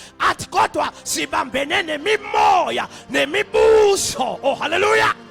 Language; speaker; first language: Zulu; native; Zulu